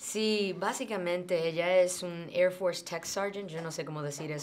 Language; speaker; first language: Spanish; early bilingual, other home language; English